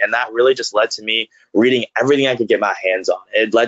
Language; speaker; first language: English; native; English